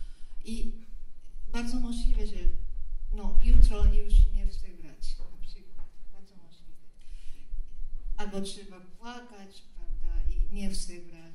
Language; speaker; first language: Polish; non-native, fluent; Japanese